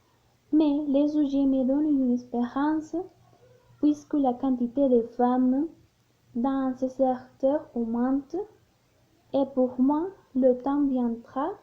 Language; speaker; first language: French; non-native, learner; Spanish